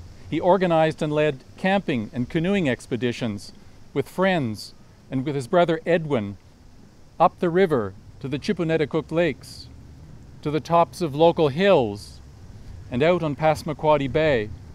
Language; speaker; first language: English; native; English